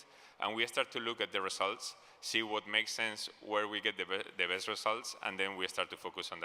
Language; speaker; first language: English; non-native, fluent; Spanish